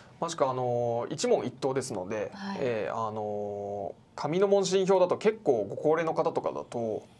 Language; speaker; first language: Japanese; native; Japanese